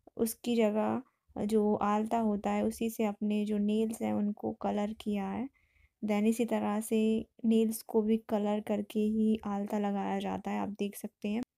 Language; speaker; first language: Hindi; native; Hindi